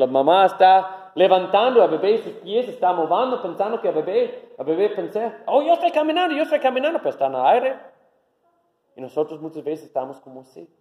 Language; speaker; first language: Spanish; non-native, learner; English